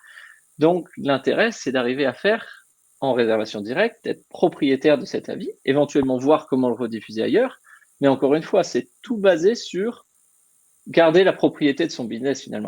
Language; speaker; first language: French; native; French